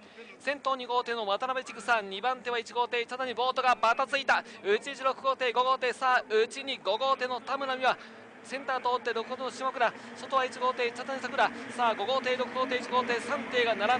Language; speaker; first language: Japanese; native; Japanese